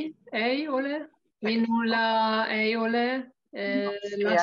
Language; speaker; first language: Finnish; non-native, learner; Hungarian